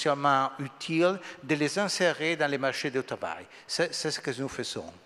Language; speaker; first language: French; non-native, fluent; Italian